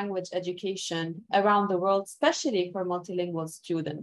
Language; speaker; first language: English; non-native, fluent; Arabic